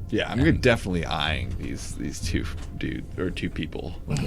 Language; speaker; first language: English; native; English